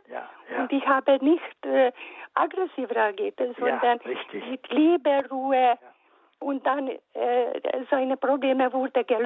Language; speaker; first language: German; non-native, fluent; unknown